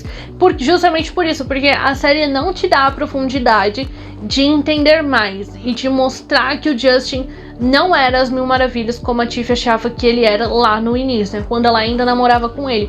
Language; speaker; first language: Portuguese; native; Portuguese